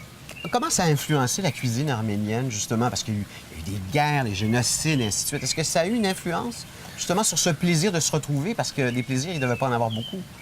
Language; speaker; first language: French; native; French